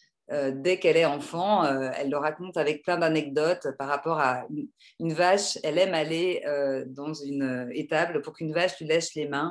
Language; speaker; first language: French; native; French